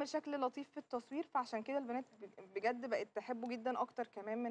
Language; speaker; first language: Arabic; native; Arabic